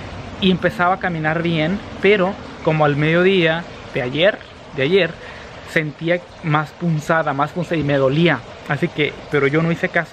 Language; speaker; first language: Spanish; native; Spanish